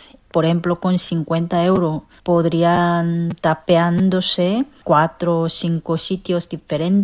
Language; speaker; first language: Spanish; non-native, fluent; Korean